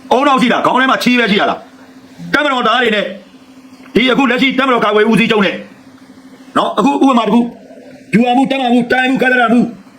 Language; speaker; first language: Burmese; native; Burmese